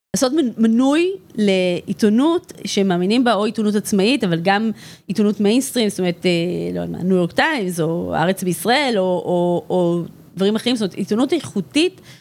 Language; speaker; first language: Hebrew; native; Hebrew